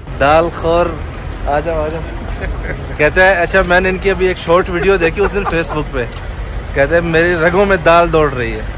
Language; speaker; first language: Urdu; native; Urdu